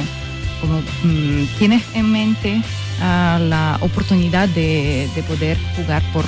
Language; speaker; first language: Spanish; non-native, learner; Russian